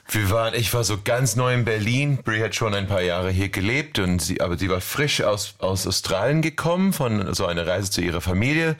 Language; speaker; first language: German; non-native, fluent; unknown